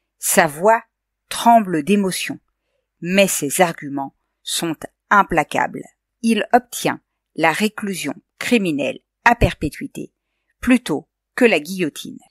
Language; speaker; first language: French; native; French